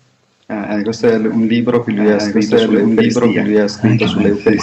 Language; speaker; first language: Italian; non-native, learner; Malayalam